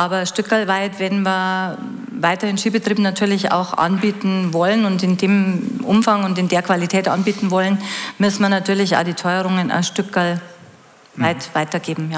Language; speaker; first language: German; native; German